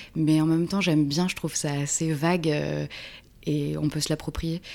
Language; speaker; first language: French; native; French